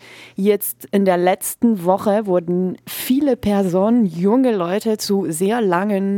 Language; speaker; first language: German; native; German